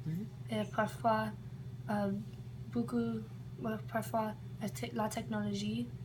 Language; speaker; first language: French; non-native, learner; English